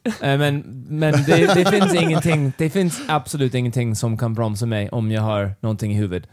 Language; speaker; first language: Swedish; non-native, learner; English